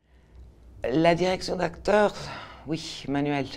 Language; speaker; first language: French; non-native, fluent; Portuguese